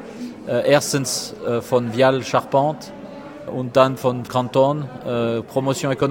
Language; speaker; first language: German; non-native, local second language; French